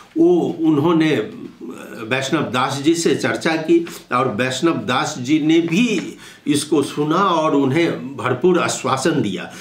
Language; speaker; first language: Hindi; native; Hindi